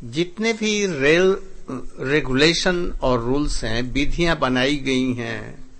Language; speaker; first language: Hindi; native; Hindi